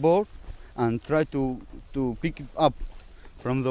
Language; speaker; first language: English; non-native, learner; Arabic